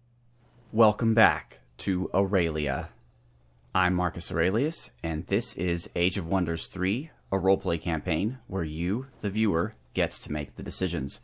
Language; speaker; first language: English; native; English